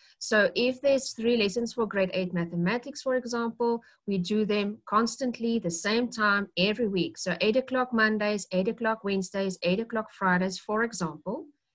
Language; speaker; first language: English; non-native, local second language; Afrikaans